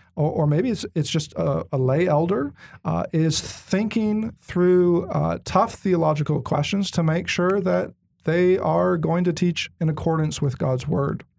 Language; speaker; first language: English; native; English